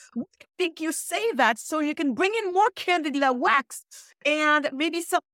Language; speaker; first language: English; early bilingual, other home language; Wolof